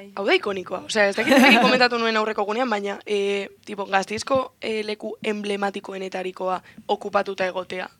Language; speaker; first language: Basque; non-native, local second language; Spanish